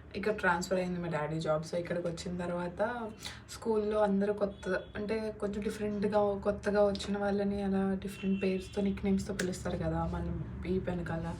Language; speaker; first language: Telugu; non-native, local second language; Hindi